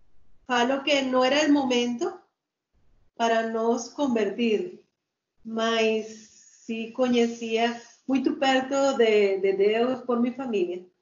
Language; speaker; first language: Portuguese; non-native, learner; Spanish